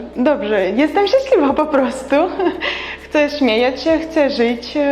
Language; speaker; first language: Polish; non-native, learner; Ukrainian